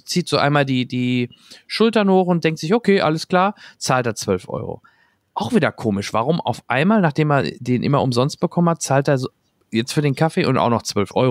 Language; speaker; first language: German; native; German